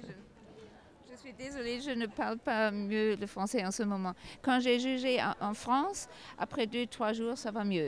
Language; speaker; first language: French; non-native, learner; German